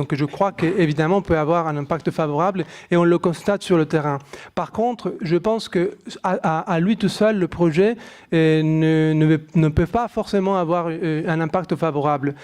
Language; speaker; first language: French; non-native, fluent; Spanish